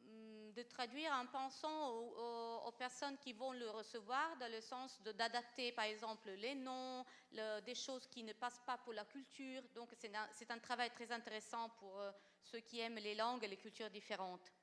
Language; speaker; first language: French; non-native, fluent; Italian